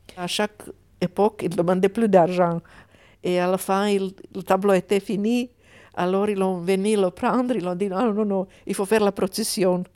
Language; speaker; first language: French; non-native, fluent; Croatian